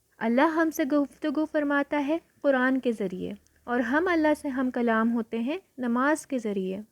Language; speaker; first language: Urdu; native; Urdu